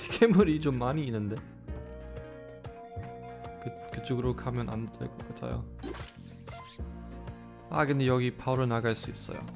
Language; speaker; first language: Korean; non-native, fluent; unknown